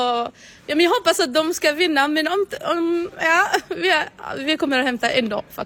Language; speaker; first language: Swedish; non-native, learner; Arabic